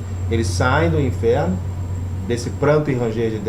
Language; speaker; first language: Portuguese; native; Portuguese